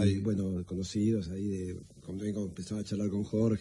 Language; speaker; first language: Spanish; native; Spanish